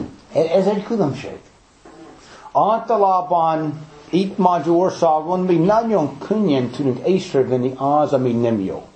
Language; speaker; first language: Hungarian; non-native, fluent; English